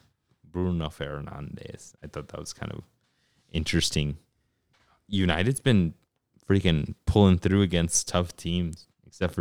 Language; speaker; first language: English; early bilingual, other home language; Spanish